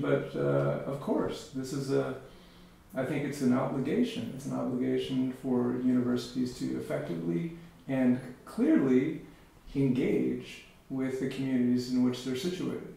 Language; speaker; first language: English; native; English